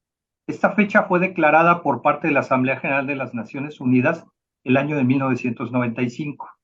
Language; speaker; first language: Spanish; native; Spanish